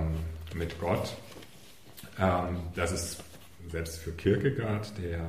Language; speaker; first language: German; native; German